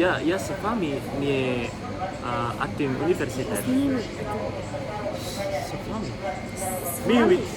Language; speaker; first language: Russian; non-native, learner; Indonesian